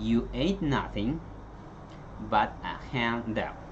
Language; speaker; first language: English; non-native, fluent; Spanish